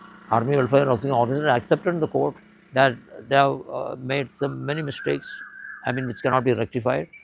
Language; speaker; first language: English; non-native, local second language; Malayalam